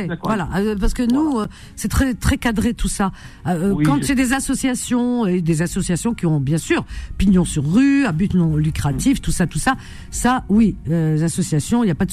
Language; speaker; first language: French; native; French